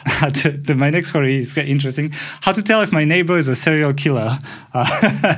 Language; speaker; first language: English; non-native, fluent; French